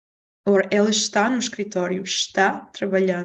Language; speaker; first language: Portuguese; non-native, fluent; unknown